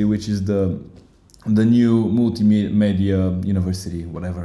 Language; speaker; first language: English; non-native, fluent; Bulgarian